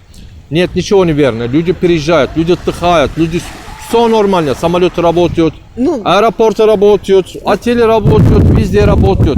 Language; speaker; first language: Russian; non-native, learner; Turkish